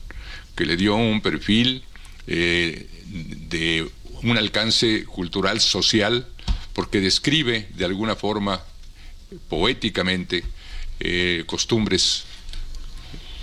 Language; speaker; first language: Spanish; native; Spanish